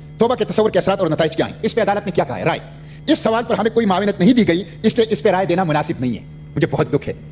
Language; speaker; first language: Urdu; non-native, local second language; Pashto